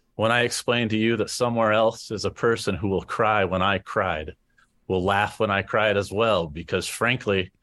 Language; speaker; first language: English; native; English